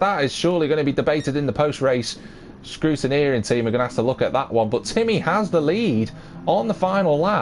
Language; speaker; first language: English; native; English